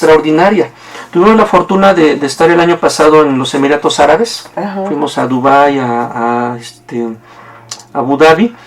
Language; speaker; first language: Spanish; native; Spanish